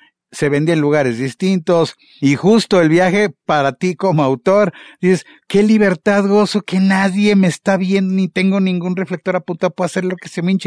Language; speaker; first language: Spanish; native; Spanish